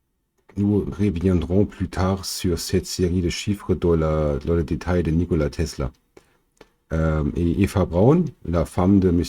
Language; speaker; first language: French; non-native, fluent; German